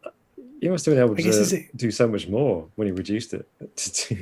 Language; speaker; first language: English; native; English